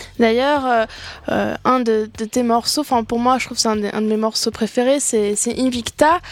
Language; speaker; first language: French; native; French